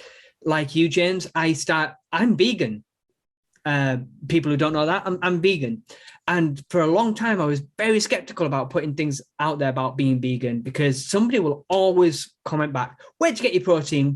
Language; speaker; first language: English; native; English